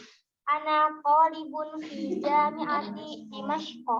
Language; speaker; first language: Arabic; non-native, learner; Indonesian